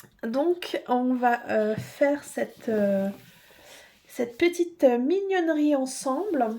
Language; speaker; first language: French; native; French